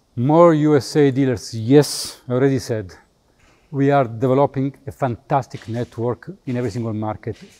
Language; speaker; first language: English; non-native, fluent; Italian